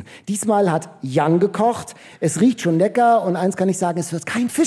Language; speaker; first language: German; native; German